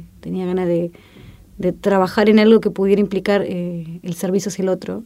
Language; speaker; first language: Spanish; native; Spanish